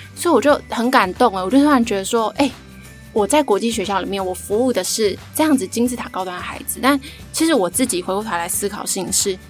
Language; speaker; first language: Chinese; native; Chinese